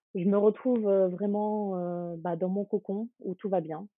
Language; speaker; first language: French; early bilingual, other home language; Ukrainian